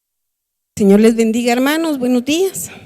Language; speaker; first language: Spanish; native; Spanish